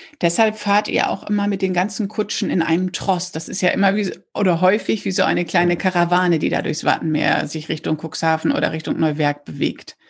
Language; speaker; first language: German; native; German